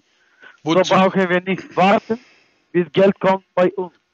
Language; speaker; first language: German; non-native, fluent; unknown